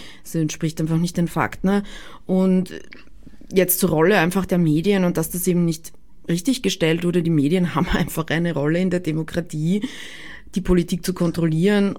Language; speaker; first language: German; native; German